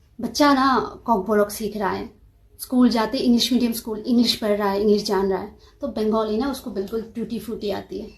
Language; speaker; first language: Hindi; non-native, local second language; Kok Borok